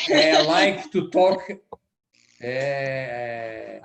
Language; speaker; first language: English; non-native, learner; Portuguese